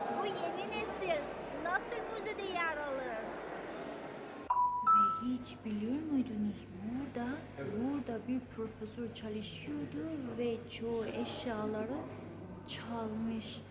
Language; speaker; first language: Turkish; non-native, fluent; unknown